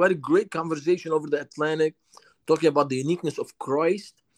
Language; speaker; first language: English; non-native, fluent; Arabic